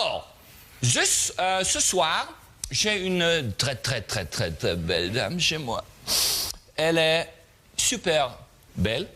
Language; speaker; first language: French; non-native, learner; German